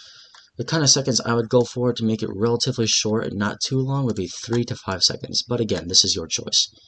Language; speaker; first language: English; native; English